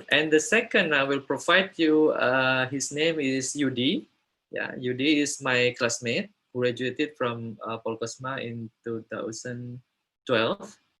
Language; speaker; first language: English; non-native, fluent; Indonesian